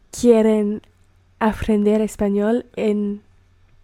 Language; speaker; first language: Spanish; non-native, learner; English